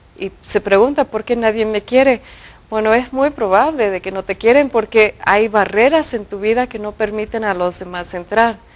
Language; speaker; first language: Spanish; early bilingual, other home language; English